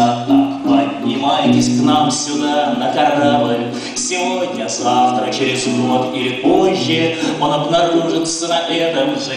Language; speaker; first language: Russian; native; Russian